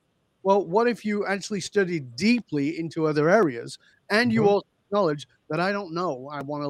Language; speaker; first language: English; native; English